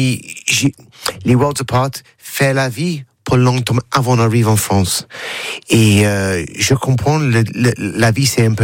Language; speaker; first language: French; non-native, learner; English